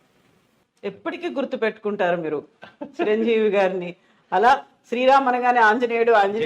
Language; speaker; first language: Telugu; native; Telugu